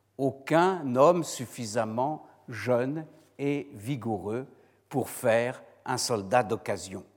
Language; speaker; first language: French; native; French